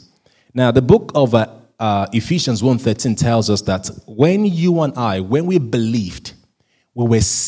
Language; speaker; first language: English; non-native, local second language; Yoruba